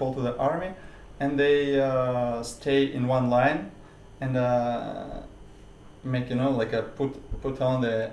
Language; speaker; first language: English; non-native, learner; Russian